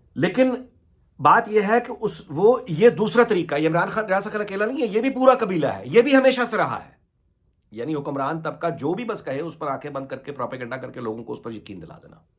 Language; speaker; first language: Urdu; native; Urdu